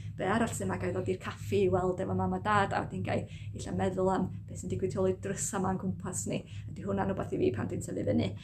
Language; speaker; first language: Welsh; native; Welsh